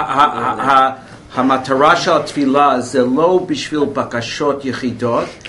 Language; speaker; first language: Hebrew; non-native, learner; English